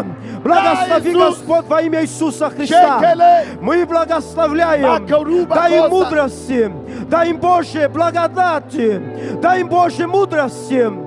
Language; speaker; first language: Russian; non-native, learner; Portuguese